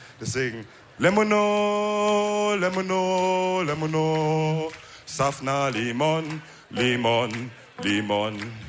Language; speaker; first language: German; early bilingual, other home language; Wolof